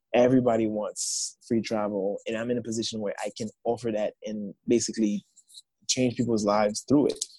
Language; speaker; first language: English; non-native, fluent; Haitian Creole